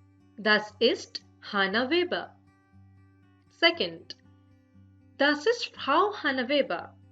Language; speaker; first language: German; non-native, fluent; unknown